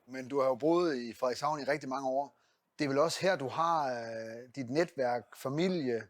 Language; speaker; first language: Danish; native; Danish